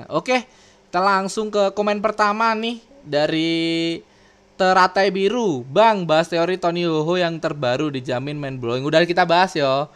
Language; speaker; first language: Indonesian; native; Indonesian